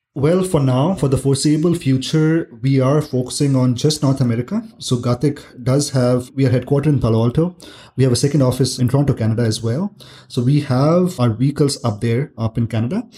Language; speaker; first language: English; non-native, local second language; Hindi